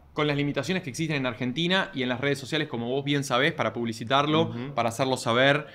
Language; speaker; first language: Spanish; native; Spanish